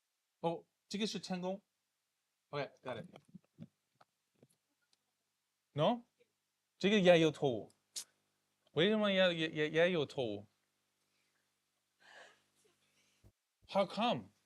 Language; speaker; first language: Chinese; non-native, fluent; English